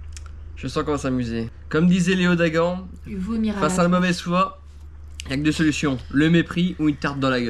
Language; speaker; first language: French; native; French